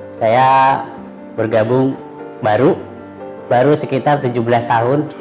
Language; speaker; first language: Indonesian; native; Indonesian